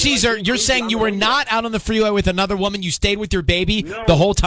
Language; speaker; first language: English; native; English